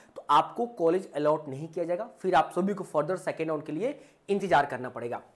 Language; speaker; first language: Hindi; native; Hindi